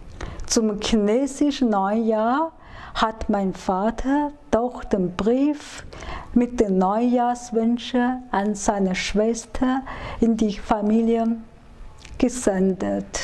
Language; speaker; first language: German; non-native, fluent; Chinese